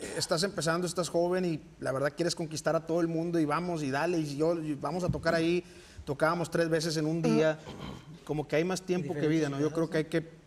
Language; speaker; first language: Spanish; native; Spanish